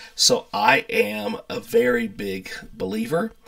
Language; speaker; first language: English; native; English